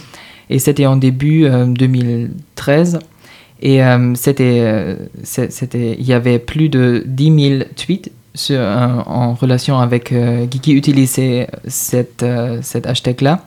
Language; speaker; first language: French; non-native, fluent; German